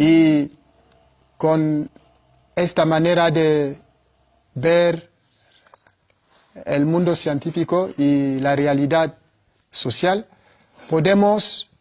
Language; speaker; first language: Spanish; non-native, fluent; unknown